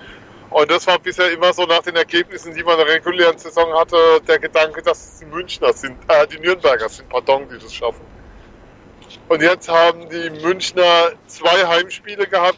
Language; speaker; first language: German; native; German